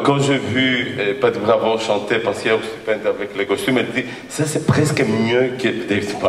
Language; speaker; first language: French; non-native, fluent; Greek